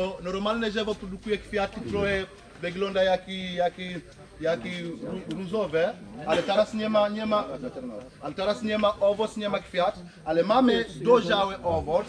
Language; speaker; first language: Polish; non-native, learner; Swahili